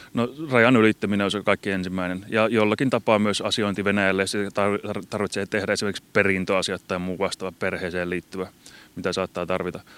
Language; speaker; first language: Finnish; native; Finnish